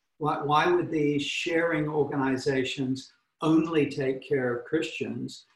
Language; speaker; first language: English; native; English